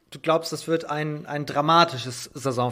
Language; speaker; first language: German; native; German